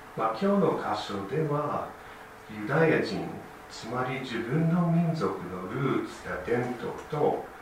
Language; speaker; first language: Japanese; non-native, fluent; English